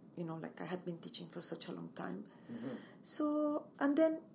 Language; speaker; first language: English; non-native, fluent; Spanish